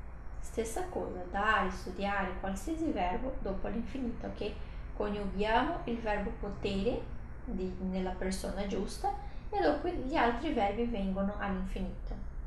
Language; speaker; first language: Italian; non-native, fluent; Portuguese